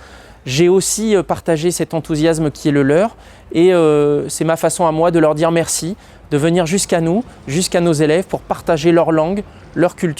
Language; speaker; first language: French; native; French